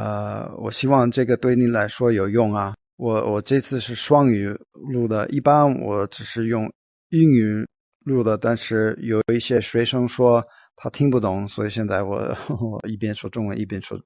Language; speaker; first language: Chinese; non-native, fluent; English